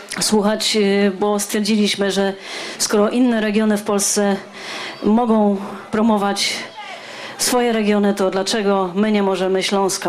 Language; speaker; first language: Polish; native; Polish